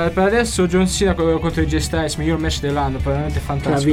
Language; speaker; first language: Italian; native; Italian